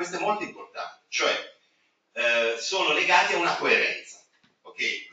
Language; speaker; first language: Italian; native; Italian